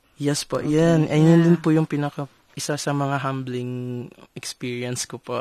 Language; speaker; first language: Filipino; non-native, local second language; Cebuano